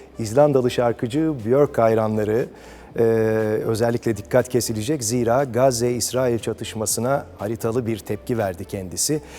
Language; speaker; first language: Turkish; native; Turkish